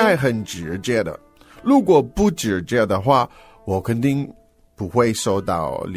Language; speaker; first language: Chinese; non-native, fluent; English